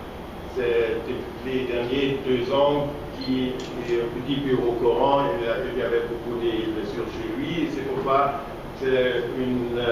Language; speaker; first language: French; non-native, fluent; German